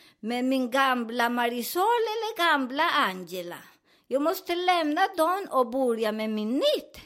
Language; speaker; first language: Swedish; non-native, fluent; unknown